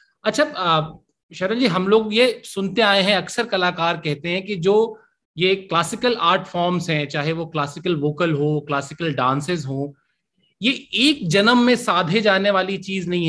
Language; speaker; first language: Hindi; native; Hindi